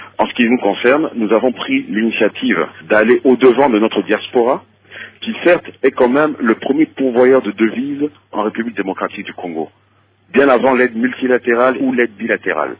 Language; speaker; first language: French; non-native, local second language; Lingala